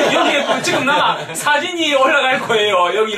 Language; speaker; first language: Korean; non-native, fluent; Japanese